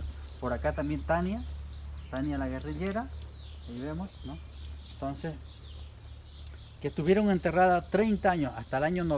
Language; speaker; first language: Spanish; native; Spanish